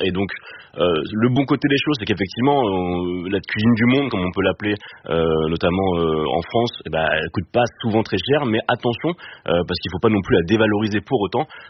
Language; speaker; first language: French; native; French